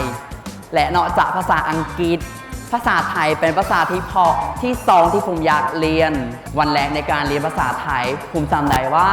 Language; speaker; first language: Thai; non-native, fluent; Khmer